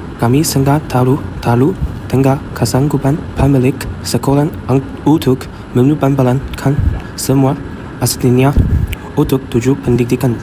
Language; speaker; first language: Malay; non-native, learner; Chinese